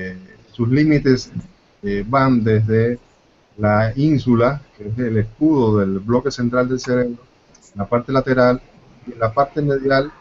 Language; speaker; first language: Spanish; native; Spanish